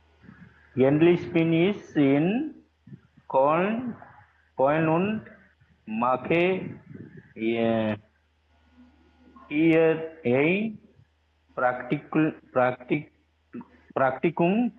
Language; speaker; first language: German; non-native, learner; Tamil